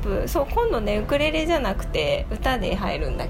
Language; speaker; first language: Japanese; native; Japanese